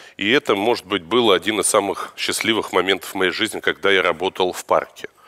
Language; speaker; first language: Russian; native; Russian